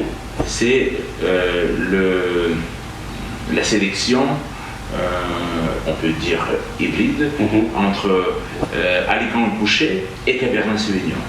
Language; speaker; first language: French; non-native, fluent; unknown